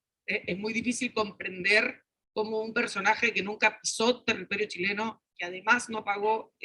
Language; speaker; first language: Spanish; native; Spanish